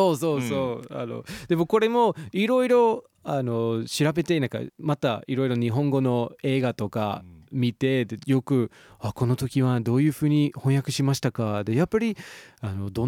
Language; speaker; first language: Japanese; non-native, fluent; English